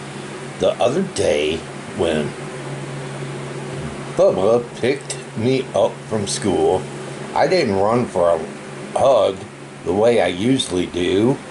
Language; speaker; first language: English; native; English